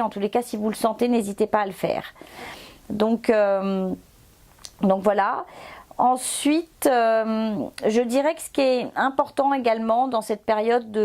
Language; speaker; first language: French; native; French